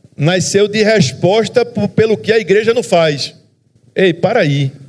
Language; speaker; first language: Portuguese; native; Portuguese